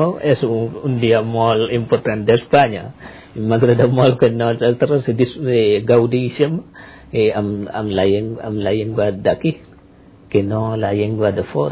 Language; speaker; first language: Catalan; non-native, learner; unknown